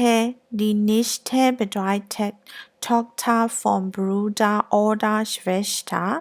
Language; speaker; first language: German; non-native, learner; Burmese